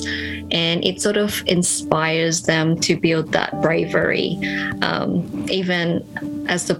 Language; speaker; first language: English; native; English